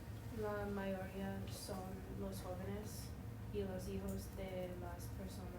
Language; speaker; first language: Spanish; non-native, learner; English